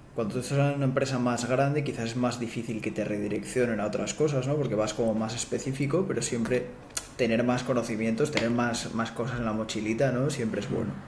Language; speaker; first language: Spanish; native; Spanish